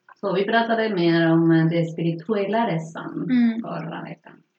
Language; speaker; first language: Swedish; non-native, fluent; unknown